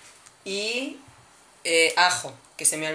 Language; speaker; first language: Spanish; native; Spanish